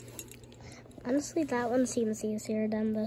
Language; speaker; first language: English; native; English